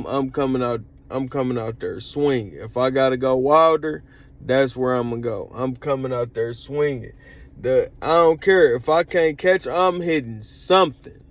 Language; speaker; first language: English; native; English